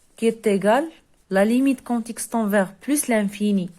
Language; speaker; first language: French; non-native, local second language; Arabic